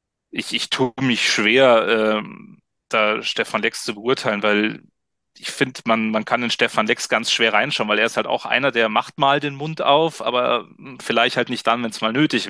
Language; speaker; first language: German; native; German